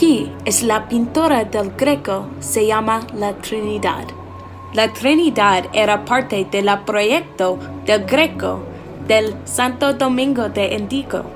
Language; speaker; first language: Spanish; non-native, learner; English